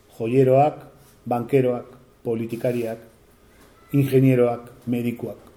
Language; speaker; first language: Basque; native; Basque